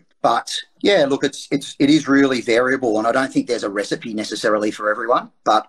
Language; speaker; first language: English; native; English